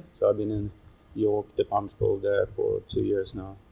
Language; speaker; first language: English; non-native, fluent; Swedish